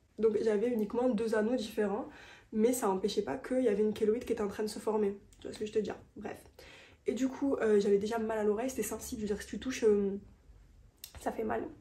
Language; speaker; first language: French; native; French